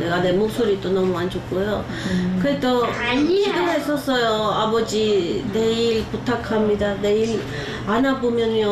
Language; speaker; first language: Korean; non-native, learner; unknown